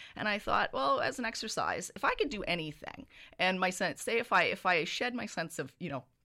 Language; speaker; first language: English; native; English